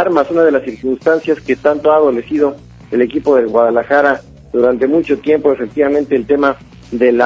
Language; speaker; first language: Spanish; native; Spanish